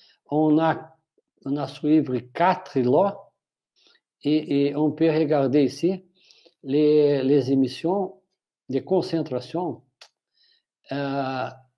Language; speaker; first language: French; non-native, fluent; Portuguese